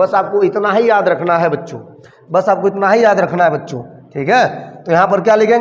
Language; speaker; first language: Hindi; native; Hindi